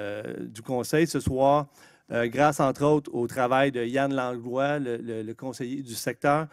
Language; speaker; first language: French; native; French